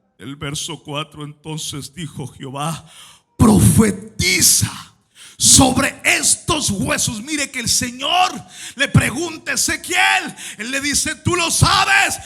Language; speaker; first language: Spanish; native; Spanish